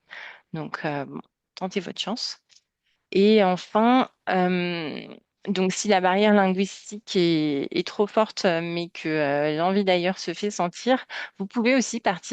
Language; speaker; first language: French; native; French